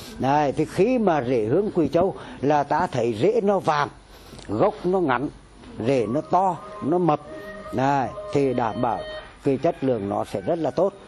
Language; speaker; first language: Vietnamese; native; Vietnamese